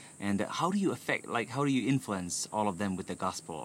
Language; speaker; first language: English; non-native, fluent; Finnish